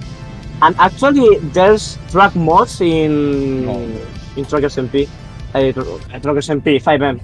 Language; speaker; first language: English; non-native, learner; Spanish